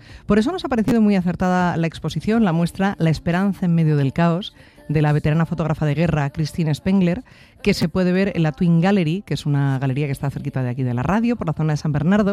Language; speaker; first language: Spanish; native; Spanish